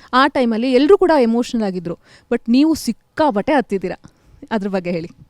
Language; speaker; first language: Kannada; native; Kannada